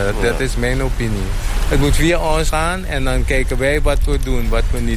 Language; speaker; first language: Dutch; non-native, local second language; Papiamento